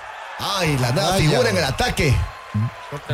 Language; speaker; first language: Spanish; native; Spanish